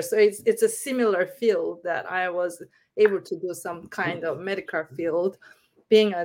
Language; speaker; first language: English; non-native, learner; Korean